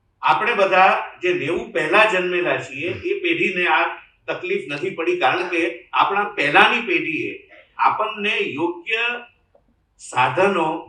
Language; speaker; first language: Gujarati; native; Gujarati